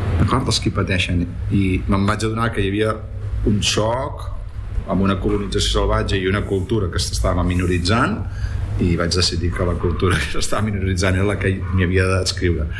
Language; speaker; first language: Catalan; non-native, local second language; Spanish